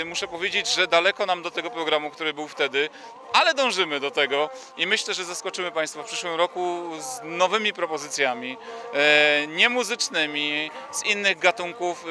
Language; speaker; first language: Polish; native; Polish